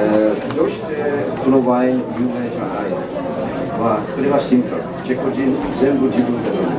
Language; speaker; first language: Japanese; non-native, learner; Czech